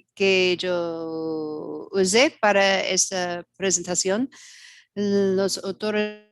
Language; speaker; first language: Spanish; non-native, learner; English